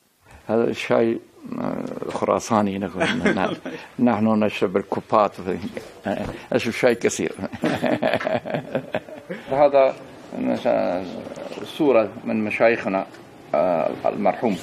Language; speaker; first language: Arabic; non-native, learner; Persian